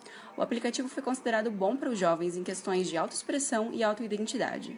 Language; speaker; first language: Portuguese; native; Portuguese